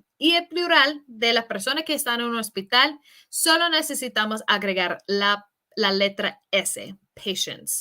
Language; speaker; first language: Spanish; non-native, fluent; English